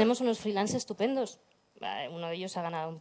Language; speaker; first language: Spanish; native; Spanish